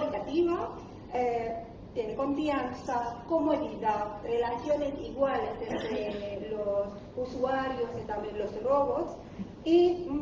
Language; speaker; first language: Spanish; non-native, learner; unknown